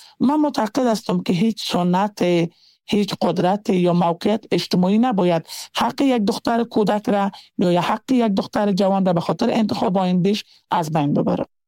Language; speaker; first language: Persian; native; Persian